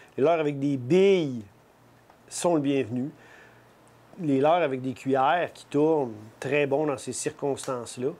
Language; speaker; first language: French; native; French